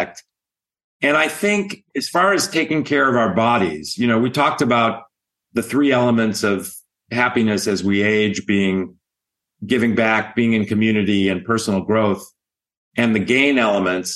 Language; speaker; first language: English; native; English